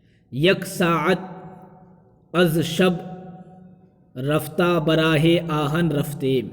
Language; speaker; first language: Persian; non-native, fluent; Urdu